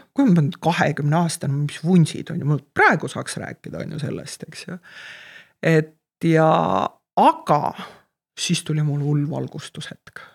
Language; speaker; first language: Estonian; native; Estonian